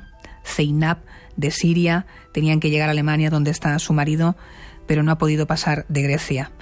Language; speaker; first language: Spanish; native; Spanish